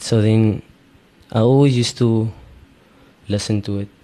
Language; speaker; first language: English; native; English